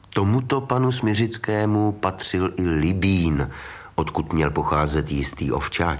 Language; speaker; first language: Czech; native; Czech